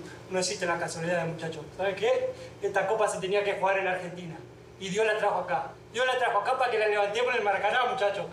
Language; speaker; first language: Spanish; native; Spanish